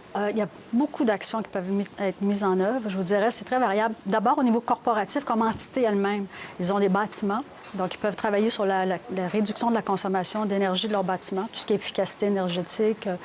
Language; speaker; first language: French; native; French